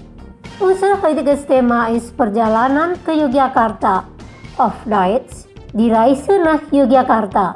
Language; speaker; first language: German; non-native, fluent; Indonesian